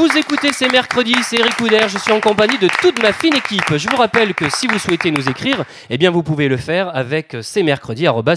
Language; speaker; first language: French; native; French